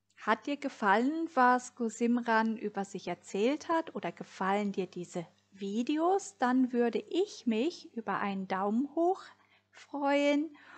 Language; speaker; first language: German; native; German